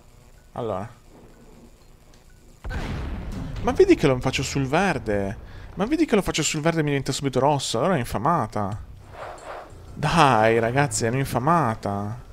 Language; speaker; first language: Italian; native; Italian